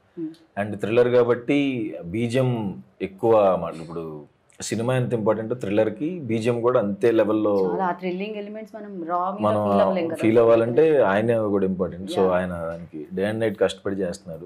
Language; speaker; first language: Telugu; native; Telugu